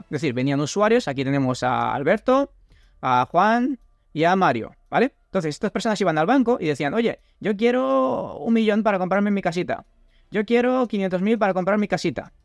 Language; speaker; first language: Spanish; native; Spanish